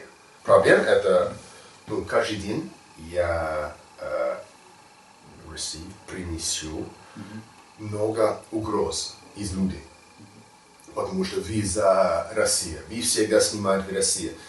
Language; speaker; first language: Russian; non-native, learner; English